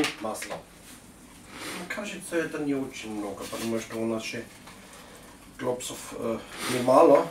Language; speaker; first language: Russian; non-native, learner; German